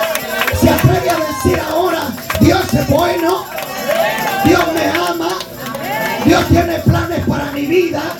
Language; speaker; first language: Spanish; native; Spanish